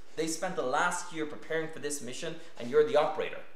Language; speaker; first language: English; native; English